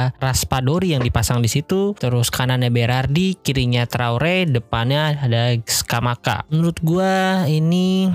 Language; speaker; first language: Indonesian; native; Indonesian